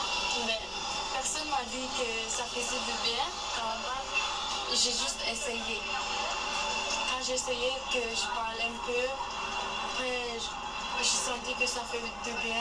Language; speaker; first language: French; non-native, learner; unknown